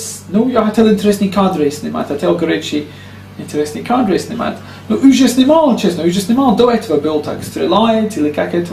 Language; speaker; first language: Russian; non-native, learner; English